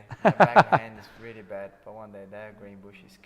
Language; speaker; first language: English; non-native, fluent; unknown